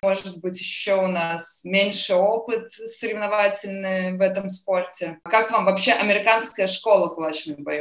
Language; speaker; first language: Russian; native; Russian